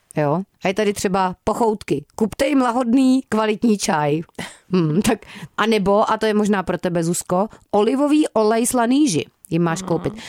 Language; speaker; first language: Czech; native; Czech